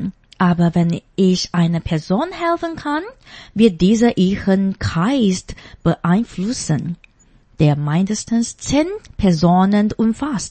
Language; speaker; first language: German; non-native, fluent; Chinese